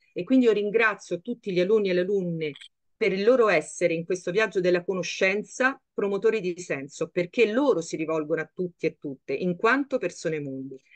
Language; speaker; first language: Italian; native; Italian